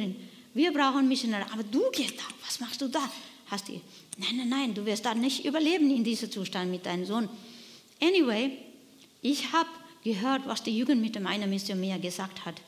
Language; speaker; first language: German; non-native, learner; Nepali